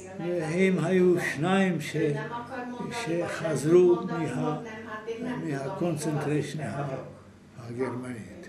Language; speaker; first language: Hebrew; non-native, fluent; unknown